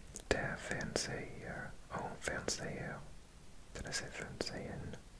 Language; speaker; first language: German; non-native, learner; English